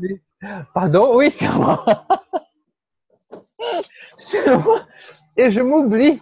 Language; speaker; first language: French; non-native, fluent; Portuguese